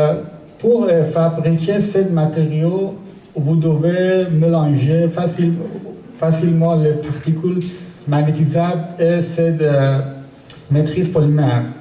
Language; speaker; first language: French; non-native, learner; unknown